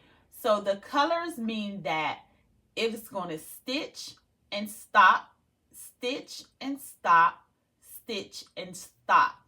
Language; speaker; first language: English; native; English